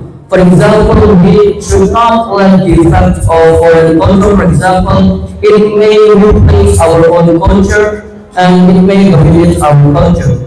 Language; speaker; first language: English; non-native, fluent; Indonesian